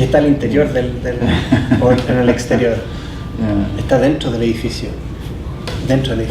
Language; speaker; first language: Spanish; native; Spanish